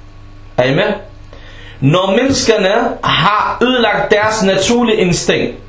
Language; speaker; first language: Danish; early bilingual, other home language; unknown